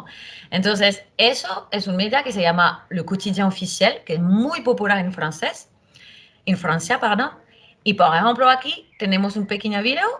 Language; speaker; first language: Spanish; non-native, fluent; French